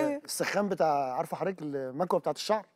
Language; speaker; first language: Arabic; native; Arabic